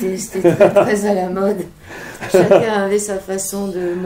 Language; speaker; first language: French; native; French